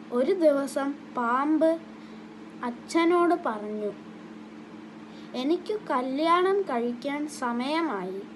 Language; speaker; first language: Malayalam; non-native, learner; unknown